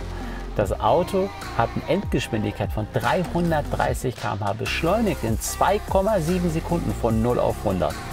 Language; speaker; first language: German; native; German